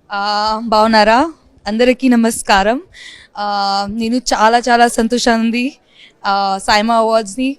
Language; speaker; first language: Telugu; non-native, learner; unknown